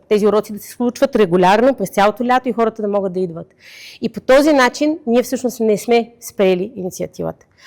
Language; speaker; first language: Bulgarian; native; Bulgarian